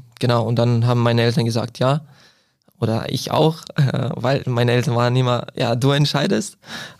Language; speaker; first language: German; non-native, fluent; Croatian